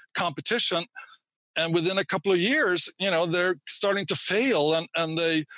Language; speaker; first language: English; non-native, fluent; Swedish